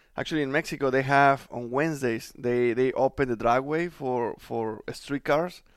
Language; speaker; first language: English; non-native, fluent; Spanish